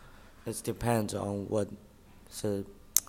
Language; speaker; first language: English; non-native, learner; Chinese